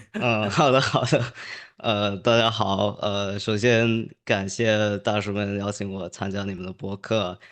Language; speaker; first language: Chinese; early bilingual, heritage; English